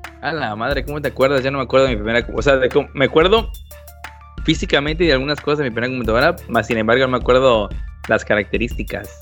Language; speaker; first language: Spanish; native; Spanish